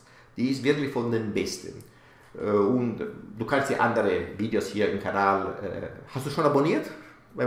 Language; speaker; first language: German; non-native, fluent; Italian